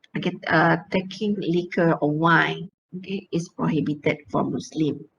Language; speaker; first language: English; non-native, local second language; Malay